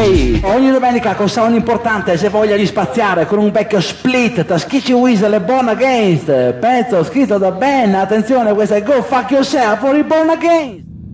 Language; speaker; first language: Italian; native; Italian